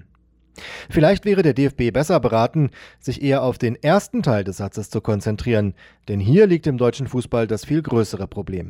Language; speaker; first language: German; native; German